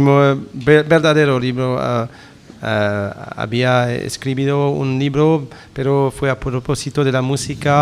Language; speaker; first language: Spanish; non-native, learner; French